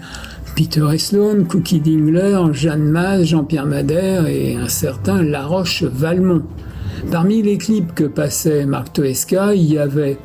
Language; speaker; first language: French; native; French